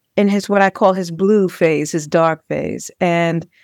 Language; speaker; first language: English; native; English